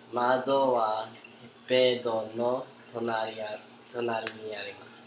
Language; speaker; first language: Japanese; non-native, learner; English